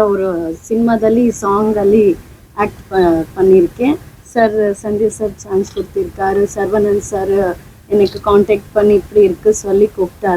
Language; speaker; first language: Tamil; non-native, learner; Kannada